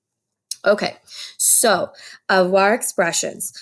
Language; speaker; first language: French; non-native, fluent; English